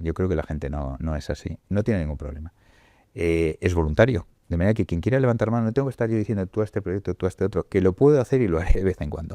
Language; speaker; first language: Spanish; native; Spanish